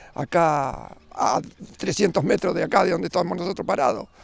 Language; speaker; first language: Spanish; native; Spanish